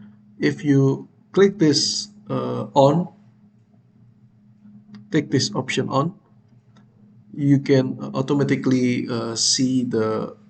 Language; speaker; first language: English; non-native, fluent; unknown